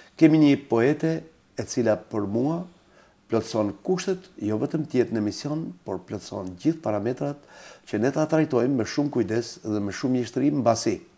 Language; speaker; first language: Albanian; native; Albanian